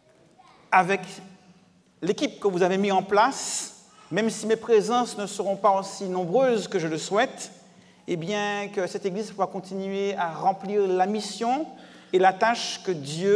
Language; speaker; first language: French; native; French